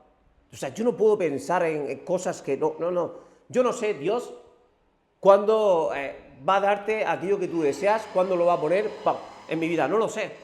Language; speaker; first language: Spanish; native; Spanish